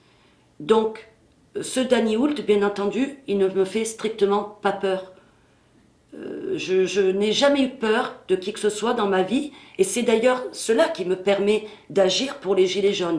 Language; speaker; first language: French; native; French